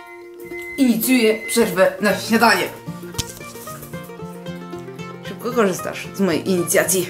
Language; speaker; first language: Polish; native; Polish